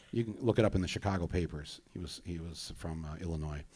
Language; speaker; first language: English; native; English